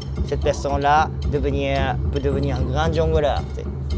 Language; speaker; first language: French; non-native, fluent; Japanese